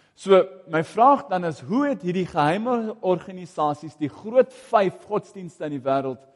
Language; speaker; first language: Afrikaans; non-native, fluent; English